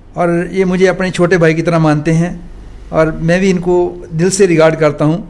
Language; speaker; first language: Hindi; non-native, local second language; Punjabi